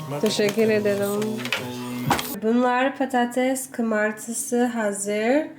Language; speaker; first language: Turkish; non-native, learner; English